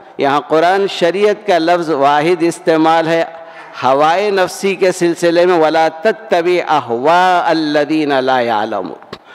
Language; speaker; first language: Urdu; native; Urdu